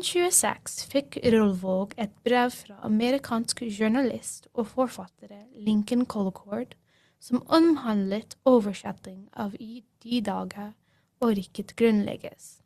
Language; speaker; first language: Norwegian; non-native, learner; English